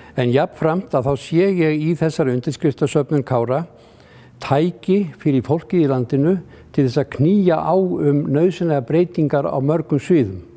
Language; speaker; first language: Icelandic; native; Icelandic